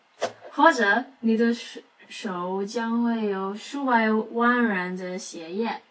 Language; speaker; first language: Chinese; non-native, learner; English